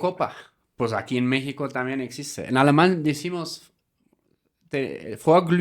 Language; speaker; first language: Spanish; non-native, fluent; German